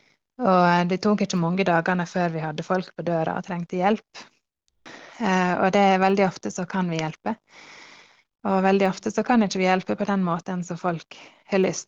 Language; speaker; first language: Norwegian; early bilingual, heritage; Norwegian